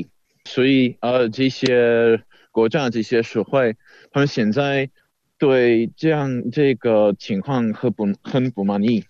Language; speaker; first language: Chinese; non-native, fluent; Czech